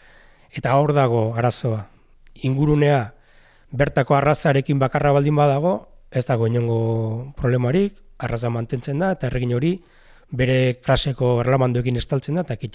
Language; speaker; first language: Basque; native; Basque